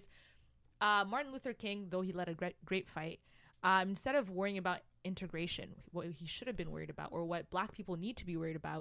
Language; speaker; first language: English; non-native, fluent; Rundi